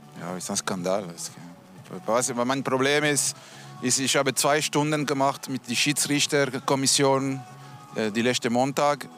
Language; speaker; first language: German; non-native, local second language; Italian